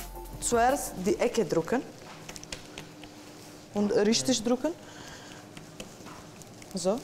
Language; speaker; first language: German; non-native, learner; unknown